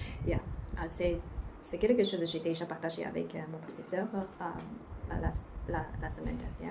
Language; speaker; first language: French; non-native, learner; Chinese